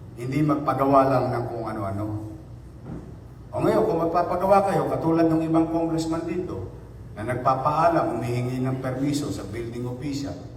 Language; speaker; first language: Filipino; native; Filipino